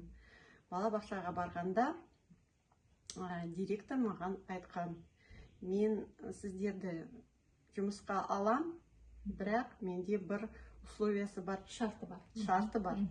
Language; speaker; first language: Kazakh; non-native, local second language; Russian